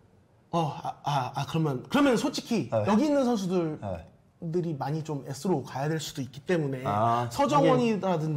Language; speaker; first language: Korean; native; Korean